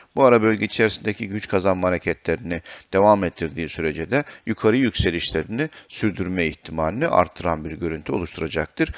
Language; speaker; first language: Turkish; native; Turkish